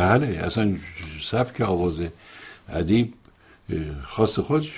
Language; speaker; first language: Persian; native; Persian